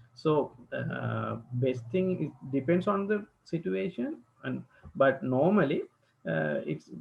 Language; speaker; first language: English; non-native, local second language; Sinhala